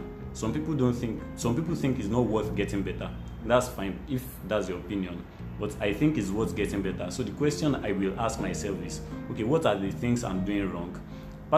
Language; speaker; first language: English; non-native, local second language; Yoruba